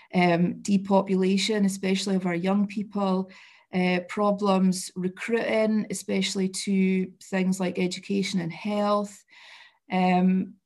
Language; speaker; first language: English; native; English